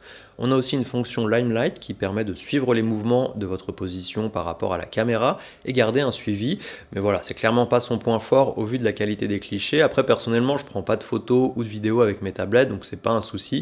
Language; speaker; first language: French; native; French